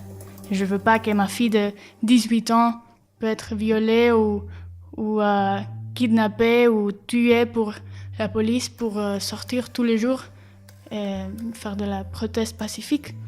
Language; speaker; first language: French; non-native, fluent; Spanish